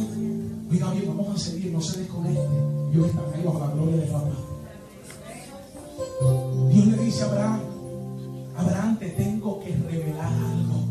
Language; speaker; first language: Spanish; native; Spanish